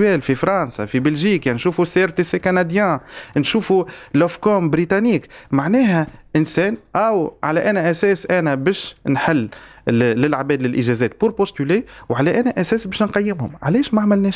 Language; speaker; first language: Arabic; native; Arabic